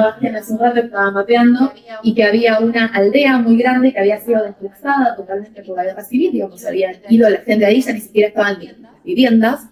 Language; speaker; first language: Spanish; native; Spanish